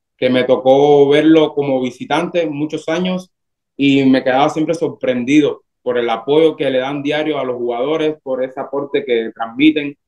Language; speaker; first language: Spanish; native; Spanish